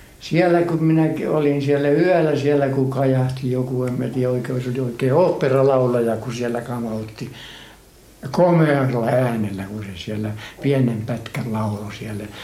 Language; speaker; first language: Finnish; native; Finnish